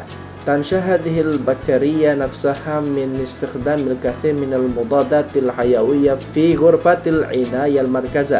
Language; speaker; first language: Arabic; non-native, fluent; Indonesian